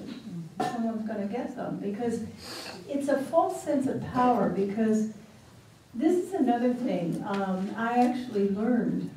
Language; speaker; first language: English; native; English